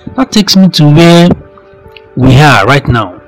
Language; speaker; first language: English; non-native, local second language; Yoruba